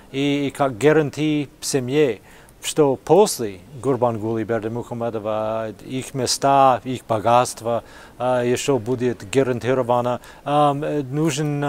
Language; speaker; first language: Russian; non-native, fluent; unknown